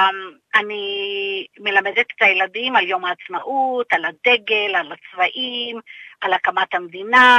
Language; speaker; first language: Hebrew; early bilingual, other home language; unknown